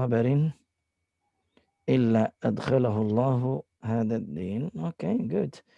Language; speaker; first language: Arabic; non-native, fluent; English